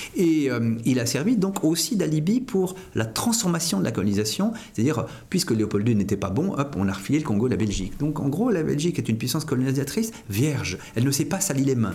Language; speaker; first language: French; native; French